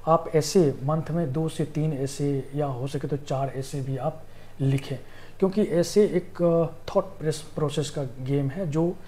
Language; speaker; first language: Hindi; native; Hindi